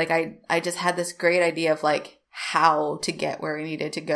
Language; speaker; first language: English; native; English